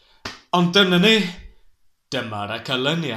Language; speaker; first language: Welsh; non-native, learner; English